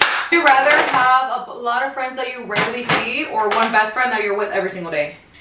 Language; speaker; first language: English; early bilingual, other home language; Spanish